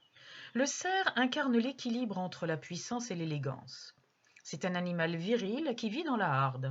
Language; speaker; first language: French; native; French